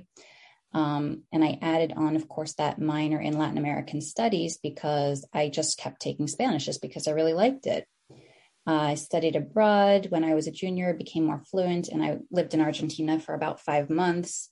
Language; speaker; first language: English; early bilingual, other home language; Filipino